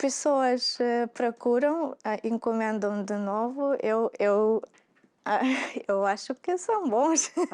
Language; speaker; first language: Portuguese; non-native, fluent; Russian